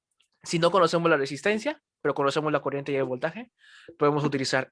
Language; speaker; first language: Spanish; native; Spanish